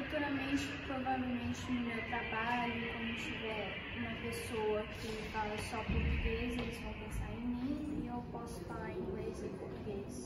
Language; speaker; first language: Portuguese; early bilingual, heritage; Portuguese